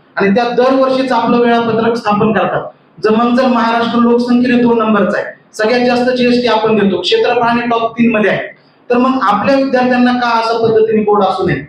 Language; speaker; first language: Marathi; native; Marathi